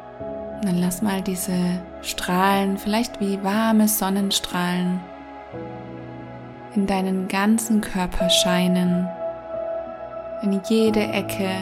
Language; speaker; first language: German; native; German